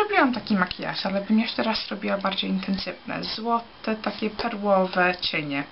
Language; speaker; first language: Polish; early bilingual, heritage; Polish